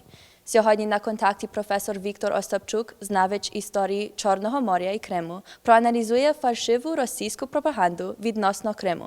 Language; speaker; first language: Ukrainian; early bilingual, heritage; Ukrainian